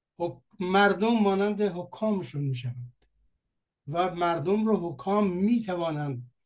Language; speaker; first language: Persian; native; Persian